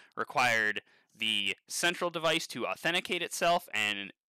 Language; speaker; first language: English; native; English